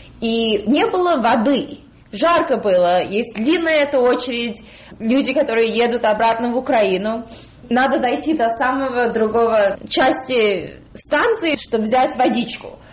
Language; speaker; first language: Russian; early bilingual, heritage; Russian